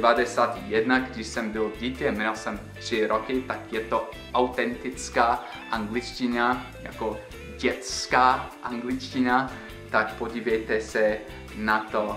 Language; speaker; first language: Czech; non-native, fluent; English